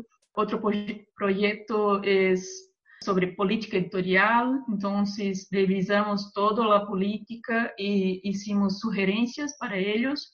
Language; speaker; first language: Spanish; non-native, fluent; Portuguese